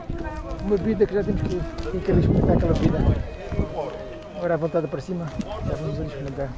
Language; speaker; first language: Portuguese; native; Portuguese